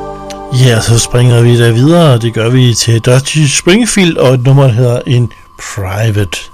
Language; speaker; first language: Danish; native; Danish